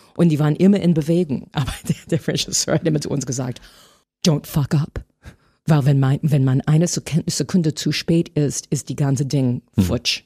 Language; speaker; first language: German; non-native, fluent; English